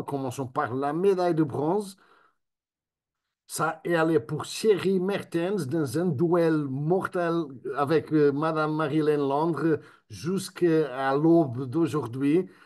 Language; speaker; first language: French; non-native, fluent; Spanish